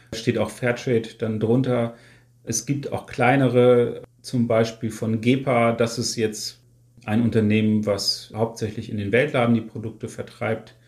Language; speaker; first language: German; native; German